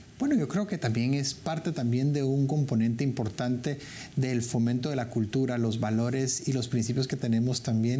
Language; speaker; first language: Spanish; native; Spanish